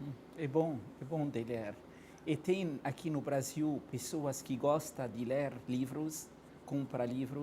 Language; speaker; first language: Portuguese; non-native, fluent; Arabic